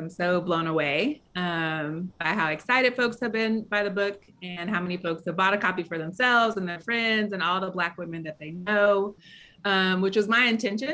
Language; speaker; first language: English; native; English